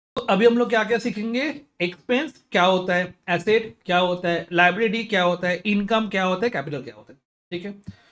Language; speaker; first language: Hindi; non-native, local second language; Bangla